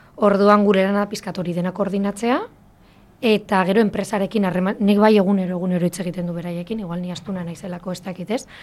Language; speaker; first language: Basque; native; Basque